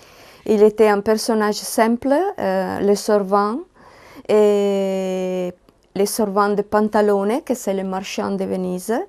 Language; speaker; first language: French; non-native, learner; Italian